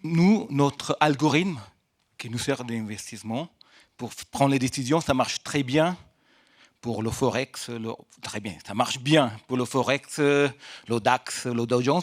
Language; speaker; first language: French; non-native, fluent; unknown